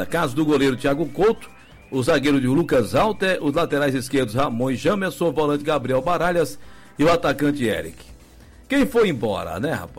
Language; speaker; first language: Portuguese; native; Portuguese